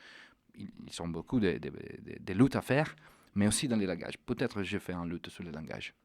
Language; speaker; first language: French; non-native, fluent; Italian